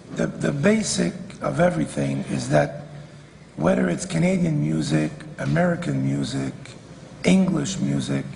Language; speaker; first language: English; non-native, fluent; French